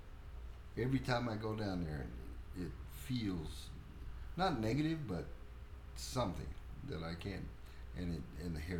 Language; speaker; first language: English; native; English